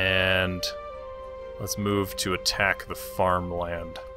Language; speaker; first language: English; native; English